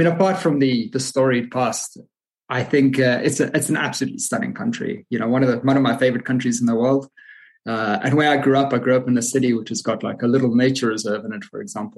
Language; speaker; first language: English; native; English